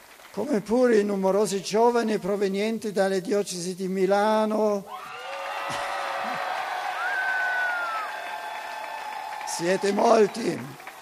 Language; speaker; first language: Italian; non-native, fluent; German